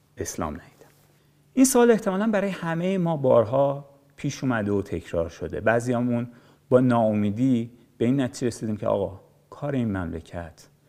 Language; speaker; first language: Persian; native; Persian